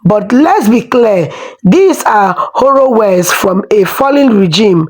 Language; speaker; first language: English; non-native, local second language; Igbo